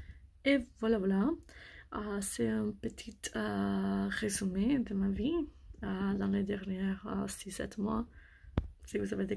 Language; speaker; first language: French; non-native, learner; English